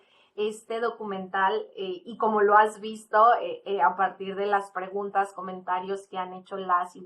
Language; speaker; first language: Spanish; native; Spanish